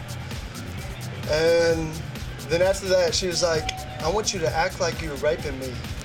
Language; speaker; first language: English; native; English